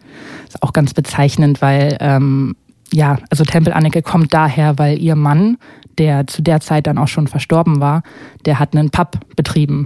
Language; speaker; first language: German; native; German